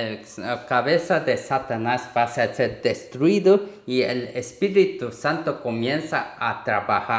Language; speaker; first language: Spanish; non-native, learner; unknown